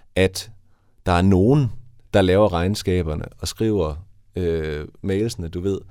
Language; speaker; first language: Danish; native; Danish